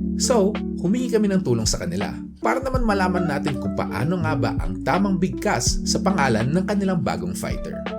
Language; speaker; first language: Filipino; native; Filipino